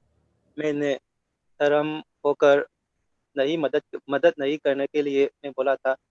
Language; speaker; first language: Hindi; non-native, local second language; Manipuri